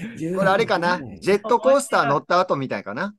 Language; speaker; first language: Japanese; native; Japanese